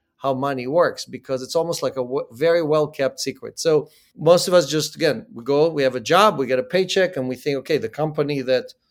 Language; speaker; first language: English; early bilingual, other home language; Ukrainian